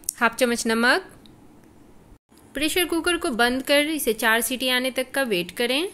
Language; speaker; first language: Hindi; native; Hindi